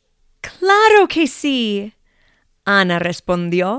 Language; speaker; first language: Spanish; non-native, fluent; English